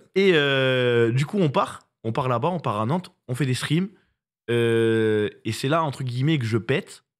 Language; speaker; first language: French; native; French